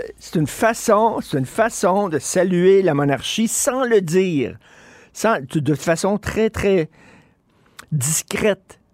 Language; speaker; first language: French; native; French